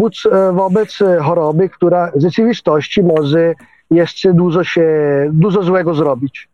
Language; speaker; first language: Polish; non-native, fluent; Italian